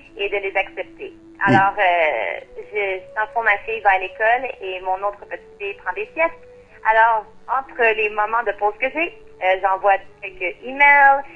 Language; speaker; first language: French; native; French